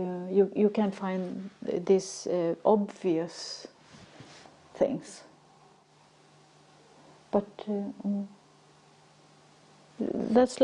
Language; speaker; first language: English; non-native, fluent; Swedish